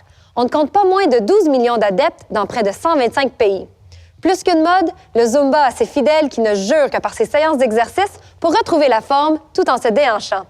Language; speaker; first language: French; native; French